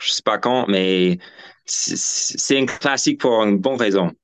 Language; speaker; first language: French; non-native, fluent; English